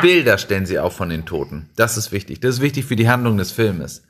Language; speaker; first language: German; non-native, fluent; Spanish